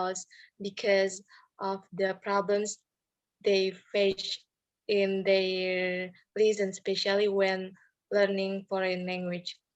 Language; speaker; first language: English; non-native, fluent; Indonesian